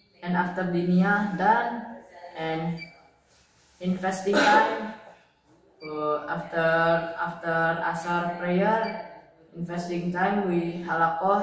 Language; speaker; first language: English; non-native, learner; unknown